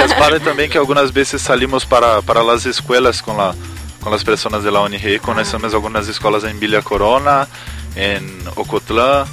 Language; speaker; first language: Spanish; non-native, learner; Portuguese